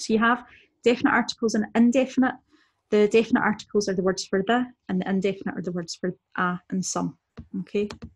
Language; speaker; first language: English; native; English